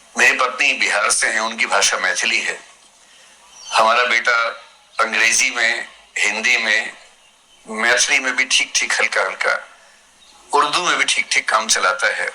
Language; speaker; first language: Hindi; native; Hindi